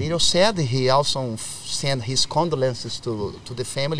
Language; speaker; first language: English; non-native, learner; Portuguese